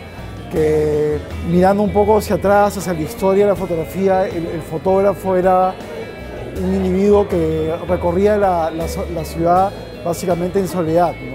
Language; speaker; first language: Spanish; native; Spanish